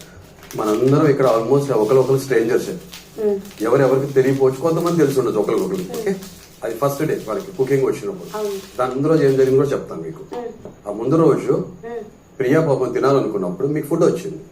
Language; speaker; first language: Telugu; native; Telugu